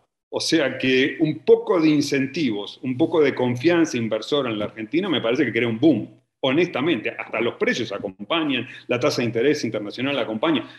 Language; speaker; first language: Spanish; native; Spanish